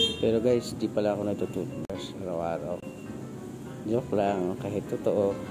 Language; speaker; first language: Filipino; non-native, local second language; Cebuano